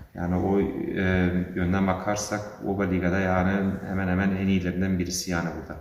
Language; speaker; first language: Turkish; early bilingual, heritage; Turkish